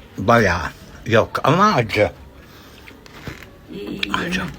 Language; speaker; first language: Turkish; native; Turkish